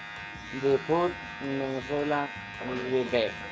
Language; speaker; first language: English; non-native, learner; Spanish